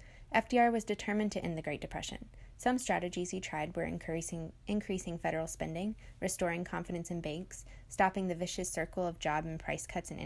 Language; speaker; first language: English; native; English